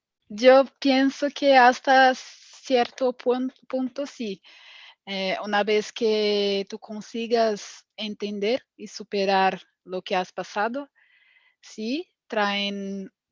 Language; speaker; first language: Spanish; non-native, fluent; Portuguese